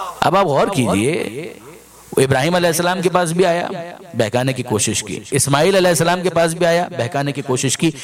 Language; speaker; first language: Urdu; non-native, local second language; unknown